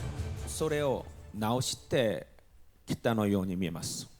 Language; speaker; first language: Japanese; non-native, fluent; Korean